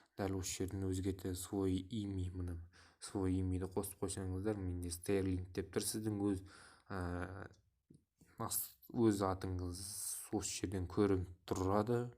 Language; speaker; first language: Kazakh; non-native, local second language; Russian